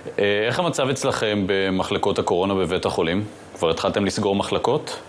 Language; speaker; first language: Hebrew; native; Hebrew